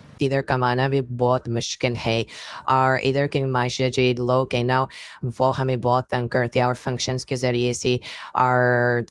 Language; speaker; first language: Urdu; non-native, learner; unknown